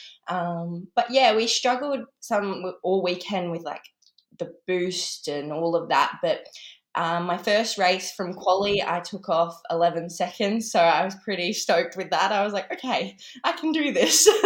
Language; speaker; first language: English; native; English